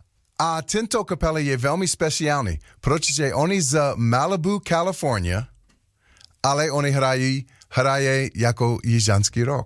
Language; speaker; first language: Slovak; non-native, learner; English